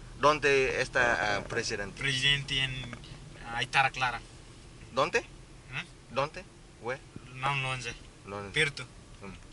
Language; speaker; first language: Spanish; non-native, learner; Vietnamese